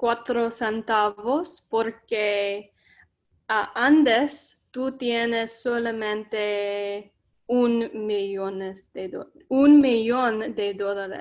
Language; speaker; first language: Spanish; non-native, learner; English